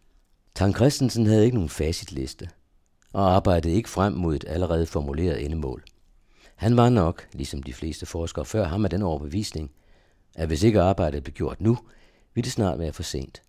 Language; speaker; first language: Danish; native; Danish